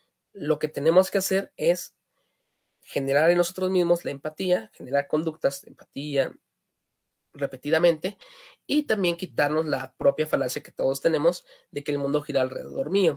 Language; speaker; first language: Spanish; native; Spanish